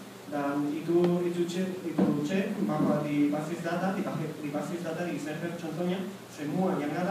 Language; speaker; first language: Indonesian; non-native, fluent; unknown